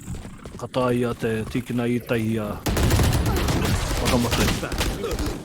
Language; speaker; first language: Māori; non-native, local second language; English